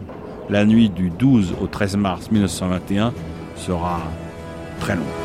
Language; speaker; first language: French; native; French